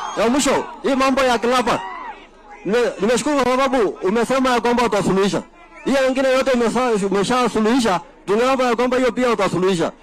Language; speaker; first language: Swahili; non-native, local second language; Masai